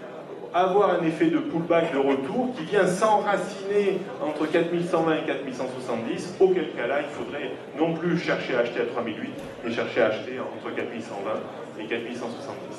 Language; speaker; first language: French; native; French